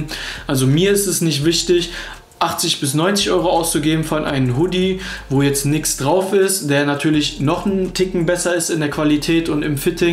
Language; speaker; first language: German; native; German